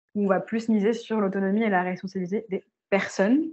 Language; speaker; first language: French; native; French